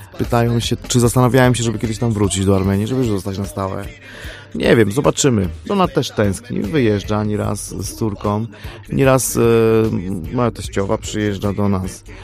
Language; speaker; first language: Polish; non-native, fluent; Armenian